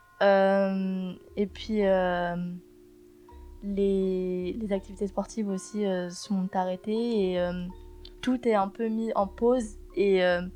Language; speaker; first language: French; native; French